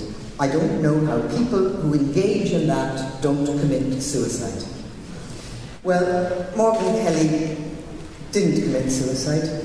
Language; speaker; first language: English; native; English